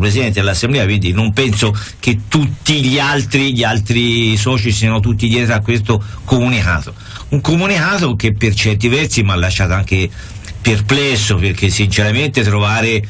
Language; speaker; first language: Italian; native; Italian